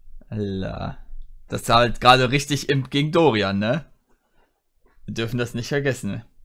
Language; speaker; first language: German; native; German